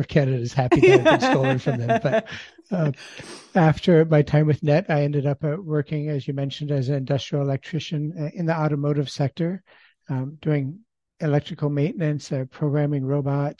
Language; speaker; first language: English; native; English